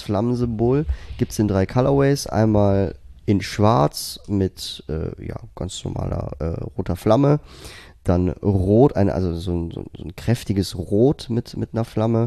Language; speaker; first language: German; native; German